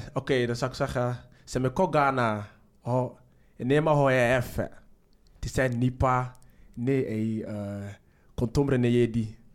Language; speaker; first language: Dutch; early bilingual, other home language; Akan